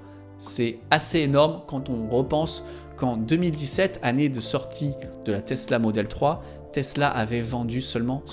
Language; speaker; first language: French; native; French